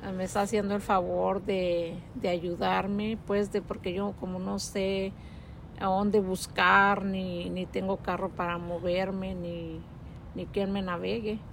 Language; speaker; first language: Spanish; native; Spanish